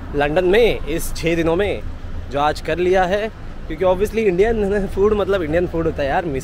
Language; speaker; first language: Hindi; non-native, local second language; Marathi